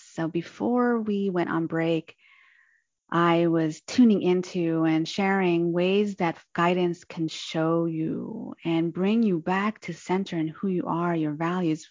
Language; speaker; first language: English; native; English